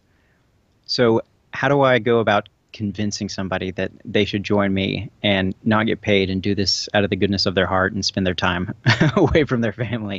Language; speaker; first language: English; native; English